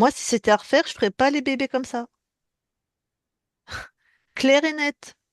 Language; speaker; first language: French; native; French